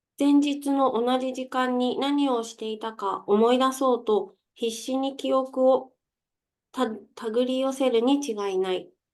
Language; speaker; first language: Japanese; native; Japanese